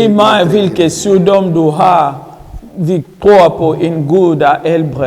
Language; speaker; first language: Danish; non-native, learner; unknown